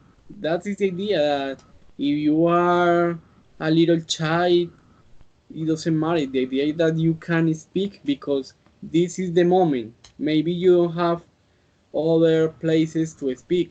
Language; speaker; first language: English; non-native, learner; Spanish